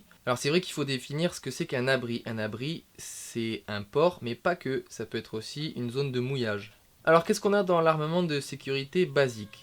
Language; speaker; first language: French; native; French